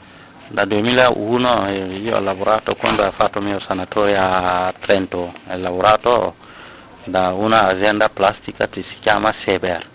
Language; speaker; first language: Italian; non-native, learner; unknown